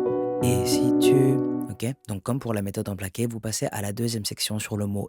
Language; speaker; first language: French; native; French